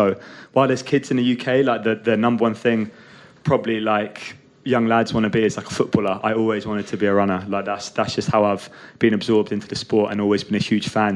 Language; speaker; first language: English; native; English